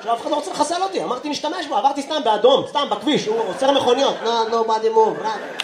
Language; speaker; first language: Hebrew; native; Hebrew